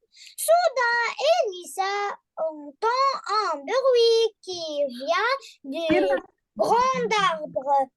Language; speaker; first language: French; non-native, learner; Arabic